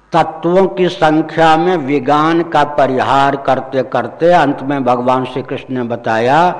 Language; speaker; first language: Hindi; non-native, local second language; Maithili